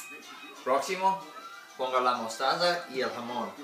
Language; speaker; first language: Spanish; non-native, learner; English